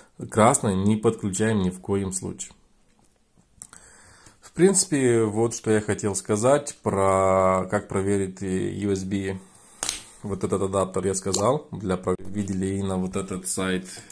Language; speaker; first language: Russian; non-native, fluent; Romanian